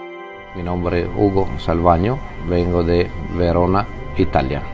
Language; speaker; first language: Spanish; non-native, fluent; Italian